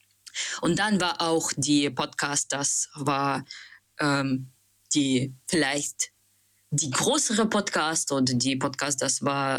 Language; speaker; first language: German; non-native, learner; Russian